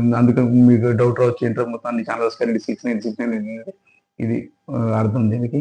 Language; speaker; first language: Telugu; native; Telugu